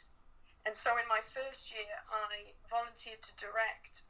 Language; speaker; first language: English; native; English